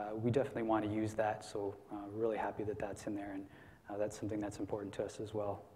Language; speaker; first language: English; native; English